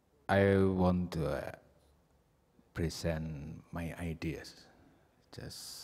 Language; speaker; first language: English; non-native, learner; Indonesian